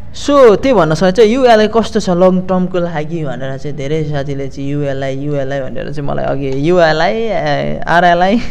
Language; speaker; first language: Nepali; native; Nepali